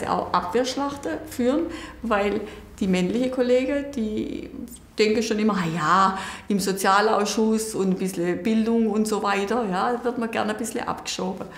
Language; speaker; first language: German; native; German